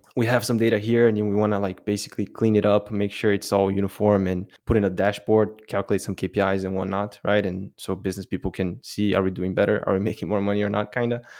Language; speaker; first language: English; non-native, fluent; Portuguese